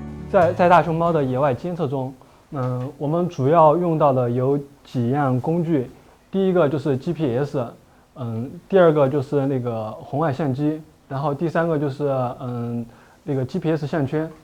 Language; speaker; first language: Chinese; native; Chinese